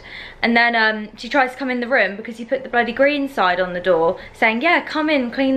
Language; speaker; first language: English; native; English